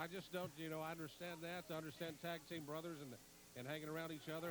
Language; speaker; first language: English; native; English